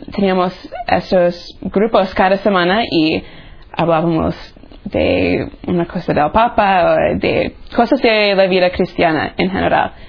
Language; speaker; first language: Spanish; non-native, fluent; English